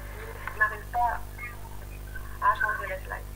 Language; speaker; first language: French; non-native, learner; Arabic